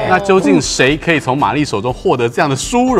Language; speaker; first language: Chinese; native; Chinese